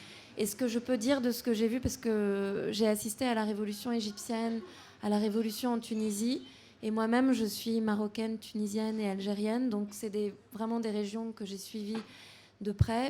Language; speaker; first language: French; native; French